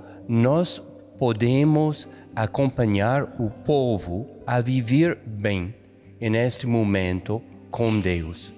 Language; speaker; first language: Portuguese; non-native, fluent; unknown